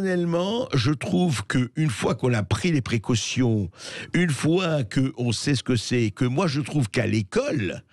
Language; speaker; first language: French; native; French